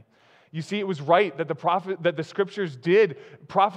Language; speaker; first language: English; native; English